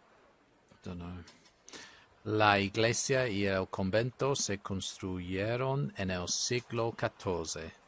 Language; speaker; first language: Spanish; non-native, learner; English